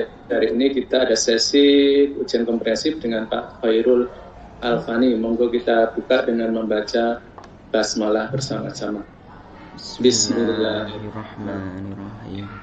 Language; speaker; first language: Indonesian; non-native, local second language; Javanese